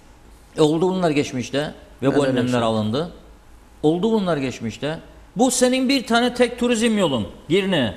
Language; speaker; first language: Turkish; native; Turkish